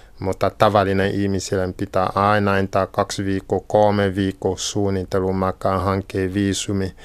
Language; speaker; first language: Finnish; non-native, learner; French